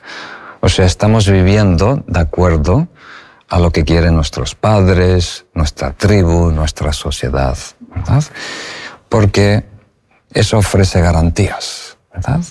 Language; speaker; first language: Spanish; native; Spanish